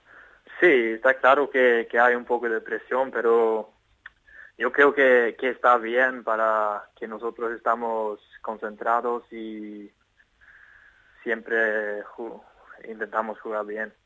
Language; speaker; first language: Spanish; non-native, fluent; Swedish